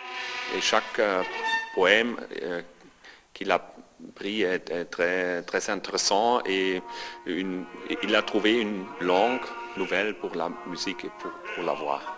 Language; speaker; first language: French; non-native, fluent; German